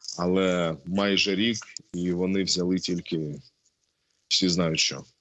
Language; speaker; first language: Ukrainian; non-native, local second language; Russian